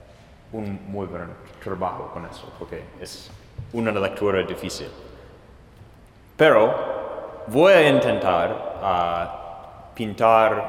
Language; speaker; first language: Spanish; non-native, fluent; English